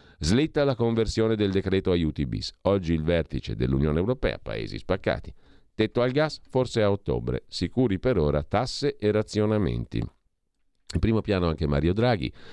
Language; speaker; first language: Italian; native; Italian